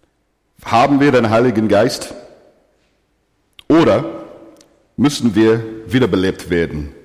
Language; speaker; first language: German; non-native, fluent; English